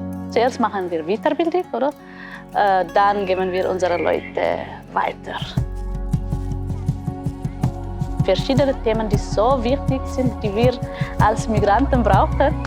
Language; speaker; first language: German; non-native, fluent; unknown